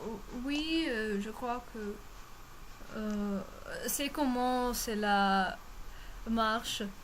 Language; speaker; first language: French; non-native, fluent; Russian